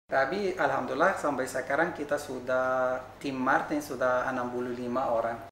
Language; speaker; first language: Indonesian; non-native, fluent; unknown